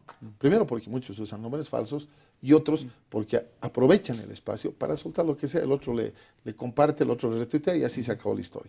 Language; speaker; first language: Spanish; native; Spanish